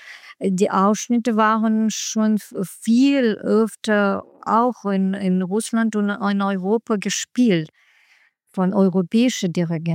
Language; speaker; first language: German; non-native, learner; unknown